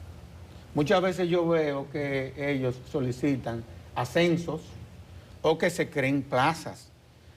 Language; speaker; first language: Spanish; native; Spanish